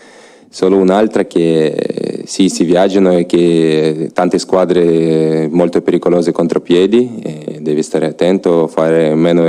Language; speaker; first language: Italian; non-native, learner; Ukrainian